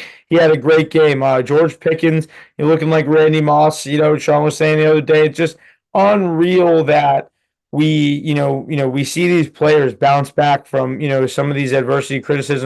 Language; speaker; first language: English; native; English